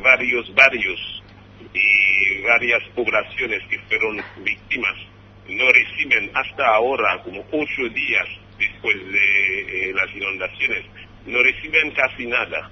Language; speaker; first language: Spanish; non-native, fluent; Haitian Creole